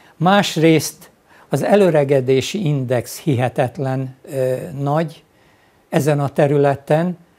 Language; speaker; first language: Hungarian; native; Hungarian